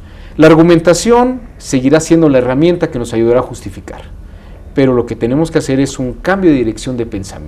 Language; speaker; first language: Spanish; native; Spanish